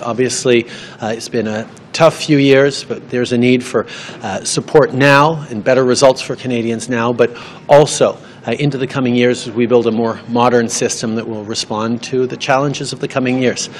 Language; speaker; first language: English; native; English